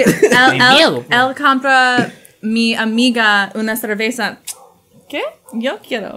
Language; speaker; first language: Spanish; non-native, learner; English